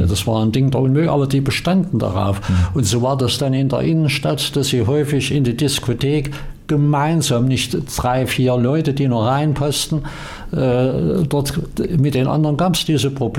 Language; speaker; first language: German; native; German